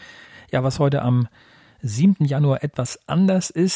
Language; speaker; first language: German; native; German